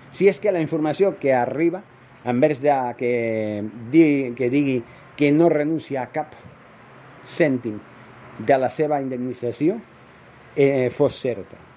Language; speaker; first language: Catalan; non-native, local second language; Spanish